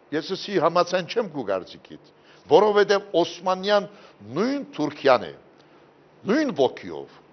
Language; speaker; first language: Armenian; early bilingual, heritage; Armenian